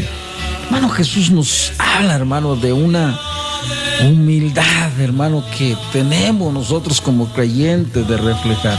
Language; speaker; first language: Spanish; native; Spanish